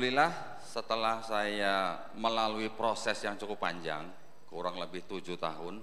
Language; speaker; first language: Indonesian; native; Indonesian